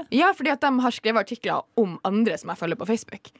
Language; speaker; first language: Norwegian; native; Norwegian